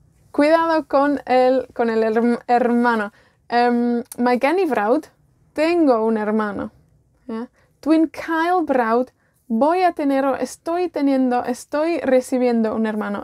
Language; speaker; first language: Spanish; non-native, fluent; Welsh